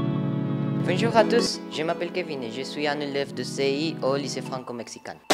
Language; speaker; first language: French; non-native, learner; Spanish